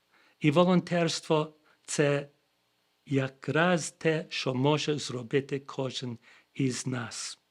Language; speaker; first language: Ukrainian; non-native, fluent; English